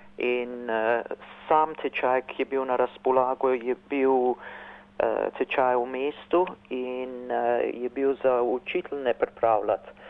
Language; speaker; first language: Slovenian; early bilingual, heritage; Slovenian